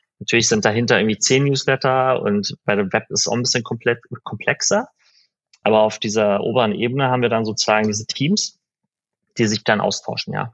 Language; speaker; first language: German; early bilingual, other home language; Persian